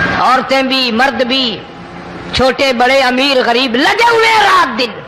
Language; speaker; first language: Urdu; non-native, local second language; Punjabi